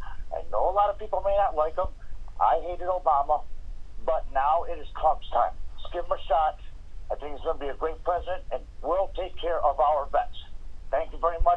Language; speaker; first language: English; native; English